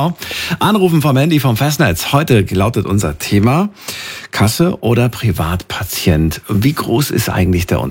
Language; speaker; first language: German; native; German